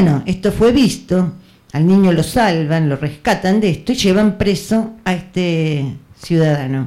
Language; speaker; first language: Spanish; native; Spanish